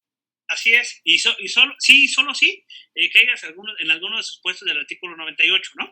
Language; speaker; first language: Spanish; native; Spanish